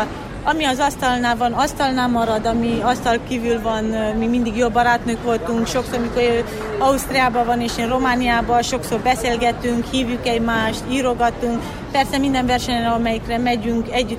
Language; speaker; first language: Hungarian; non-native, local second language; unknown